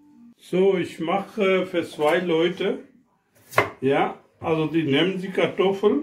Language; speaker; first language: German; non-native, learner; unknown